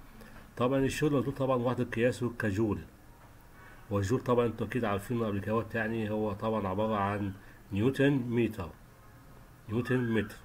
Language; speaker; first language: Arabic; native; Arabic